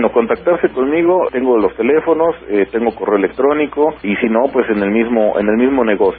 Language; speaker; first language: Spanish; native; Spanish